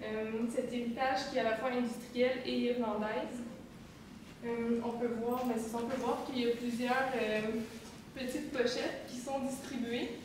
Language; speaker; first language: French; native; French